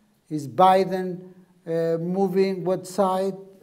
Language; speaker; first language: English; non-native, learner; Spanish